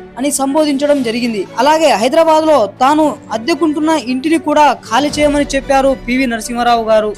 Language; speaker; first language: Telugu; non-native, local second language; Lambadi